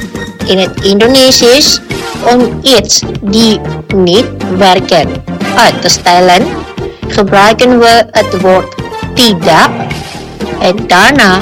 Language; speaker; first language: Dutch; non-native, learner; Indonesian